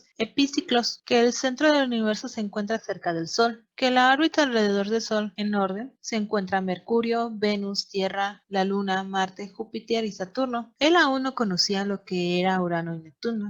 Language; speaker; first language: Spanish; native; Spanish